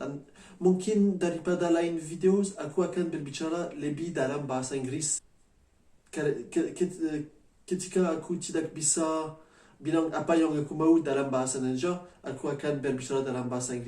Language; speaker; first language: Indonesian; non-native, learner; French